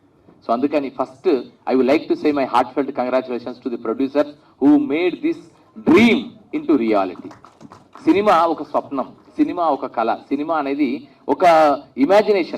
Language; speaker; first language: Telugu; native; Telugu